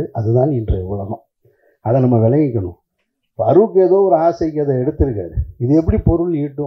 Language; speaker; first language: Tamil; native; Tamil